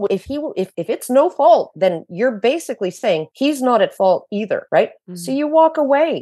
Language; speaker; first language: English; native; English